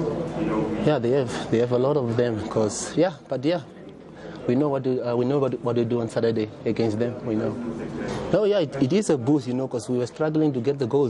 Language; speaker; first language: English; non-native, local second language; Zulu